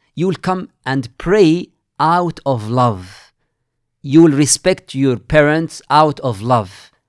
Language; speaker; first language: English; non-native, fluent; Arabic